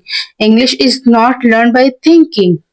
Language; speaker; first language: English; non-native, learner; Hindi